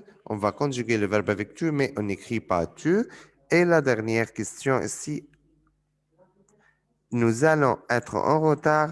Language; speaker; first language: French; non-native, fluent; Arabic